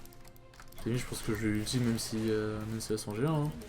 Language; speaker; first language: French; native; French